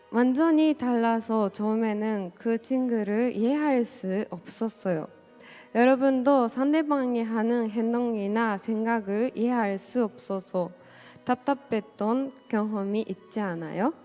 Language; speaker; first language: Korean; non-native, fluent; Japanese